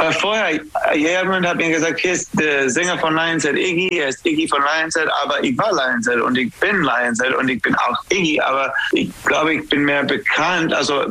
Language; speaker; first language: German; non-native, fluent; English